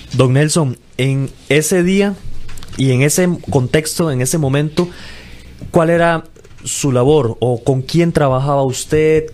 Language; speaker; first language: Spanish; native; Spanish